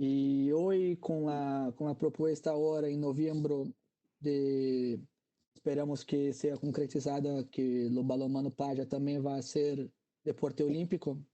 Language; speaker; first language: Spanish; non-native, fluent; Portuguese